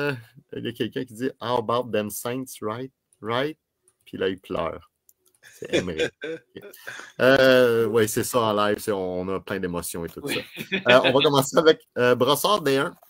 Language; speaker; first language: French; native; French